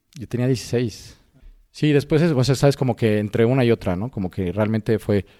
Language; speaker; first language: Spanish; native; Spanish